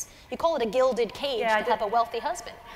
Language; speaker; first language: English; native; English